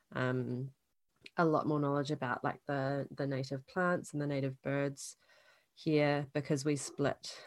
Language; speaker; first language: English; native; English